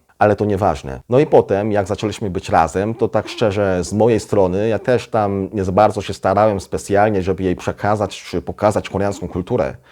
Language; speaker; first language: Polish; non-native, fluent; Korean